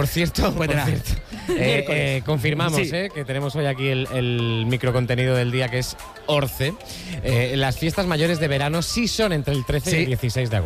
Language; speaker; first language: Spanish; native; Spanish